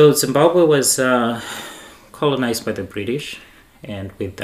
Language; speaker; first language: English; non-native, local second language; Shona